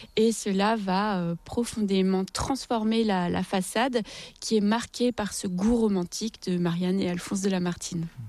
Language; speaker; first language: French; native; French